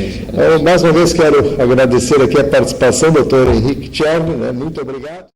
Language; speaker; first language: Portuguese; native; Portuguese